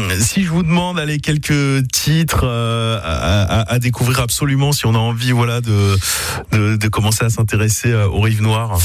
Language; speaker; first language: French; native; French